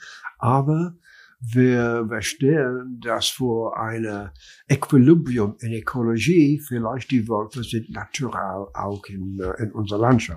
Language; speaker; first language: German; non-native, learner; English